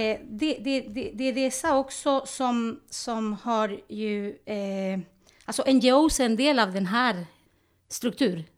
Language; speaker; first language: Swedish; non-native, fluent; Spanish